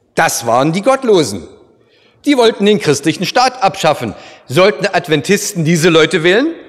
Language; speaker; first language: German; native; German